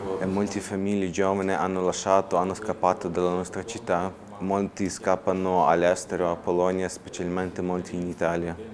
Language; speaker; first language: Italian; non-native, learner; Ukrainian